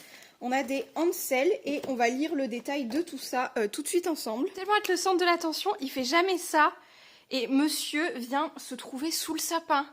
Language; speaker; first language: French; native; French